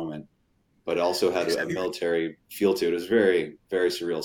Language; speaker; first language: English; native; English